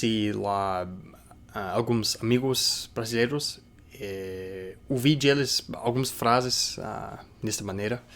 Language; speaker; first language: Portuguese; non-native, fluent; English